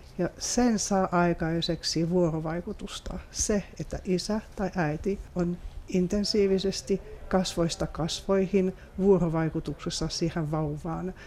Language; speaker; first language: Finnish; non-native, fluent; French